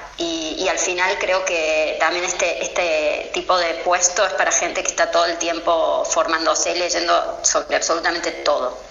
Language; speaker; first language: Spanish; native; Spanish